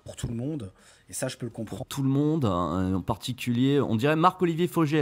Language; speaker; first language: French; native; French